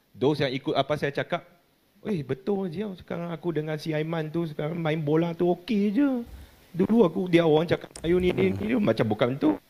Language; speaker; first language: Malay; non-native, local second language; Chinese